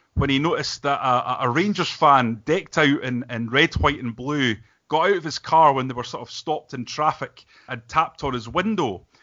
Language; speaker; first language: English; native; English